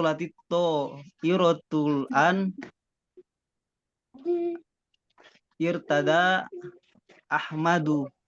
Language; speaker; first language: Arabic; non-native, learner; Indonesian